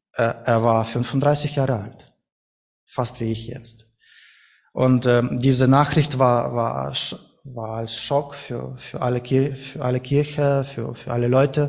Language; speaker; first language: German; non-native, learner; Ukrainian